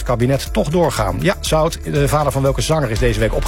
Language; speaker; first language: Dutch; native; Dutch